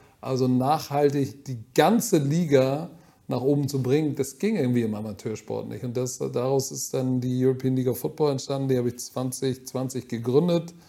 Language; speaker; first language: German; native; German